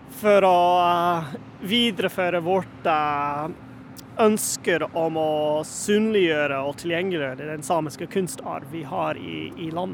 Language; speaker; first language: Norwegian; non-native, fluent; English